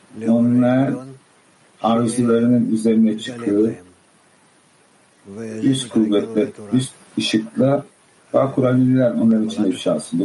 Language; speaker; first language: Turkish; native; Turkish